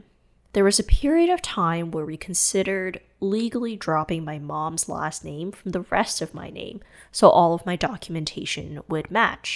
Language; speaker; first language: English; non-native, fluent; Cantonese